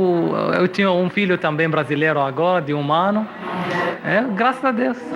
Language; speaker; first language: Portuguese; non-native, fluent; Arabic